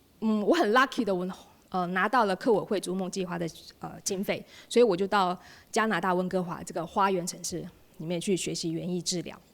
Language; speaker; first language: Chinese; native; Chinese